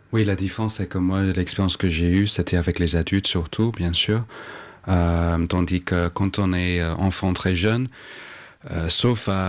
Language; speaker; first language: French; non-native, fluent; English